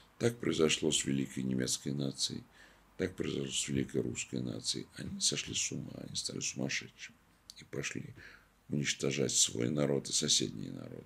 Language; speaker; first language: Russian; native; Russian